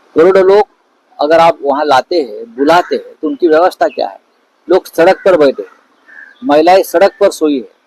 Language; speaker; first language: Hindi; non-native, local second language; Marathi